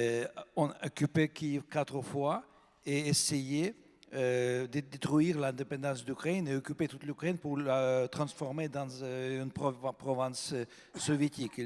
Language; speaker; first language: French; non-native, fluent; Russian